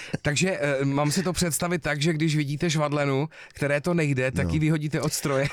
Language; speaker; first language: Czech; native; Czech